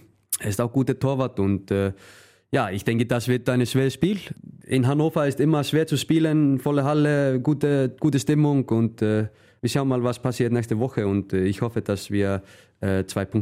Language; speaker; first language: German; non-native, fluent; Icelandic